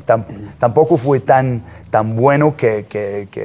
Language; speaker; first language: Spanish; non-native, fluent; German